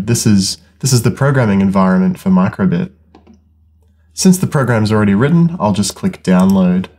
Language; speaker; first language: English; native; English